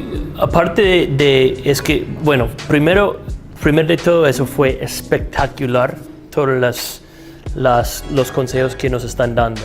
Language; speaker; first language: Spanish; non-native, fluent; English